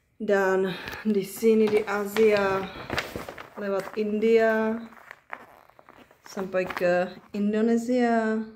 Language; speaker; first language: Indonesian; non-native, fluent; Czech